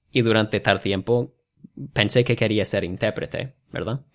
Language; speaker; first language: Spanish; non-native, fluent; English